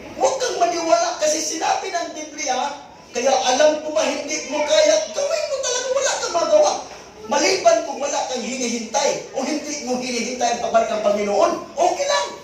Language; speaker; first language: Filipino; non-native, local second language; Cebuano